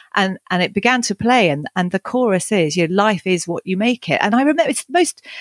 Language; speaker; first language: English; native; English